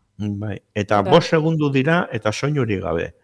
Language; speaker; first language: Basque; native; Basque